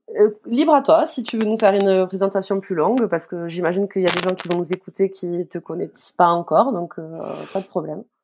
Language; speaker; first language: French; native; French